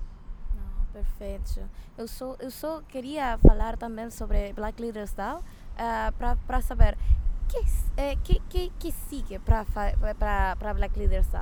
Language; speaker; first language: Portuguese; non-native, fluent; Spanish